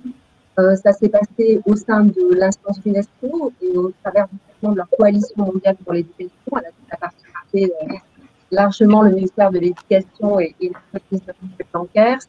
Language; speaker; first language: French; native; French